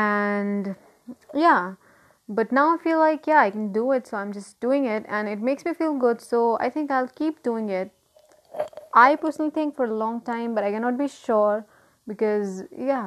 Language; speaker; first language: English; non-native, local second language; Hindi